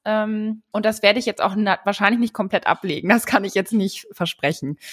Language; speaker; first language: German; native; German